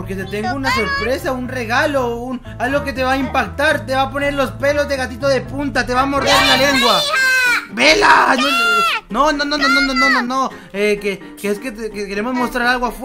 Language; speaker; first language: Spanish; native; Spanish